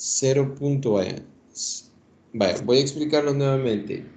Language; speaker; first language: Spanish; native; Spanish